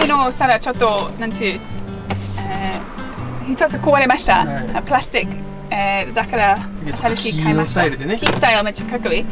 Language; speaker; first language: Japanese; non-native, learner; English